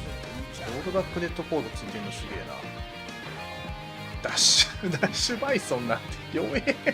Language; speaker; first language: Japanese; native; Japanese